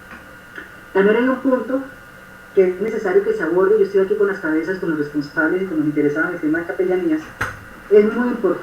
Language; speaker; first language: Spanish; native; Spanish